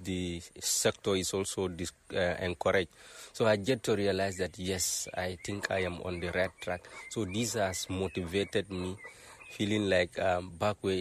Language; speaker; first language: English; non-native, local second language; Mandingo